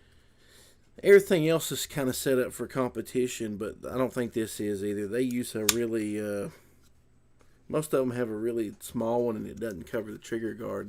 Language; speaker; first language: English; native; English